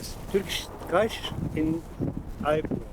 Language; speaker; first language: English; non-native, learner; Turkish